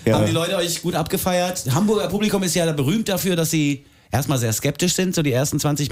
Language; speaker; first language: German; native; German